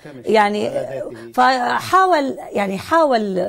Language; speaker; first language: Arabic; native; Arabic